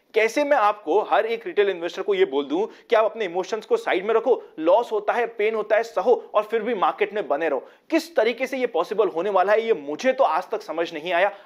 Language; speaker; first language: Hindi; native; Hindi